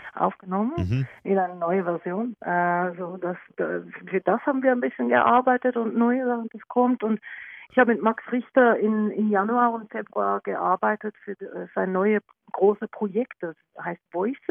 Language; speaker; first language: German; non-native, learner; Norwegian